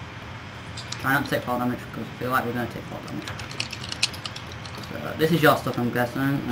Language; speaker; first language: English; native; English